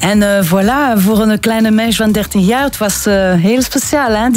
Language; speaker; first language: Dutch; non-native, local second language; French